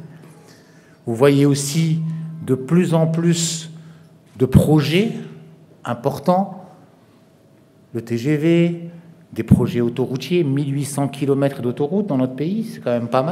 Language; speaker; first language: French; non-native, local second language; Arabic